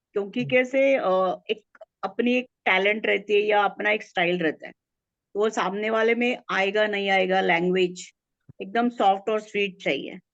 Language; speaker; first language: Hindi; native; Hindi